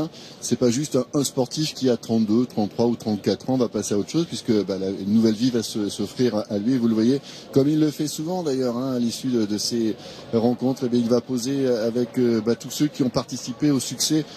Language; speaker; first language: French; native; French